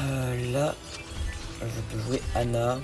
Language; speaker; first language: French; native; French